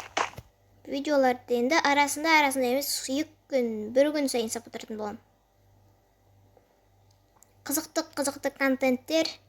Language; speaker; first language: Kazakh; native; Kazakh